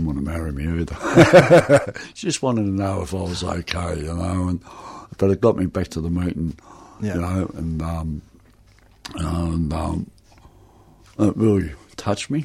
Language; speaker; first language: English; native; English